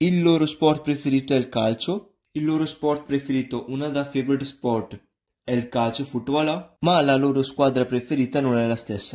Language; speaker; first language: Italian; non-native, fluent; Punjabi